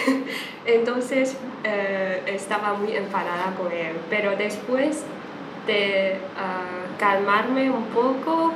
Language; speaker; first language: Spanish; non-native, fluent; Chinese